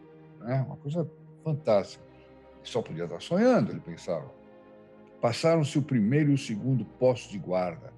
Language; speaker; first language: Portuguese; native; Portuguese